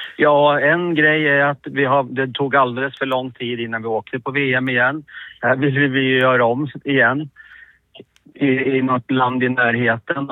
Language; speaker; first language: Swedish; native; Swedish